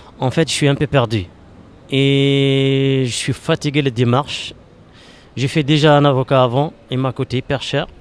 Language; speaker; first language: French; non-native, local second language; Arabic